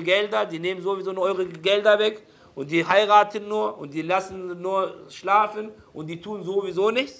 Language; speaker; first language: German; non-native, fluent; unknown